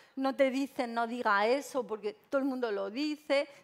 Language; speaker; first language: Spanish; native; Spanish